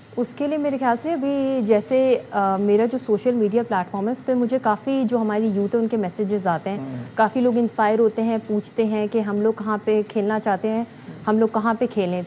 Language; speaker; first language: Urdu; native; Urdu